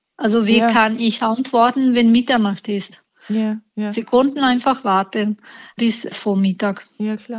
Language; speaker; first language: German; non-native, learner; Italian